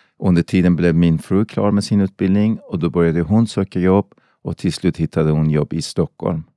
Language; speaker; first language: Swedish; non-native, fluent; Persian